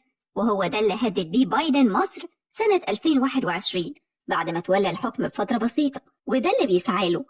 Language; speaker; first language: Arabic; native; Arabic